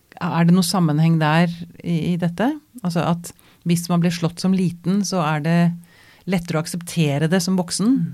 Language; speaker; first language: Norwegian; native; Norwegian